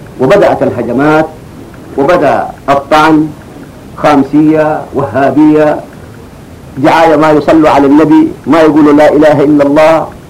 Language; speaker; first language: Arabic; native; Arabic